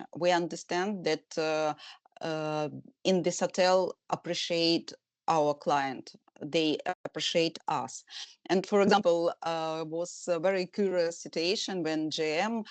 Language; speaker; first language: English; non-native, learner; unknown